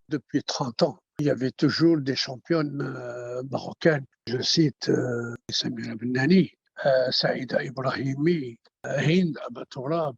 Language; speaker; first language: French; non-native, local second language; Arabic